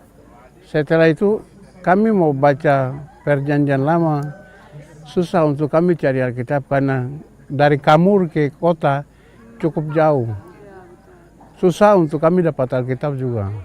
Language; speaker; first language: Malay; non-native, local second language; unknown